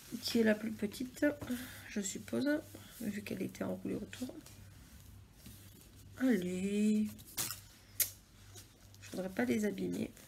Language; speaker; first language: French; native; French